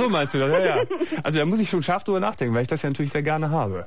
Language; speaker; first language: German; native; German